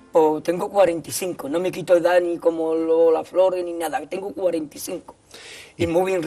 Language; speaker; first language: Spanish; native; Spanish